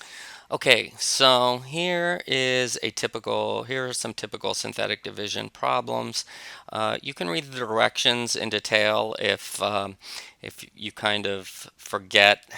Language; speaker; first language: English; native; English